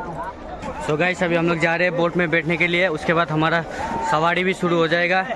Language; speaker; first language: Hindi; non-native, local second language; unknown